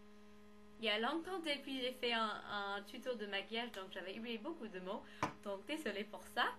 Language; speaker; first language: French; non-native, learner; English